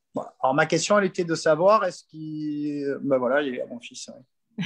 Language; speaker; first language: French; native; French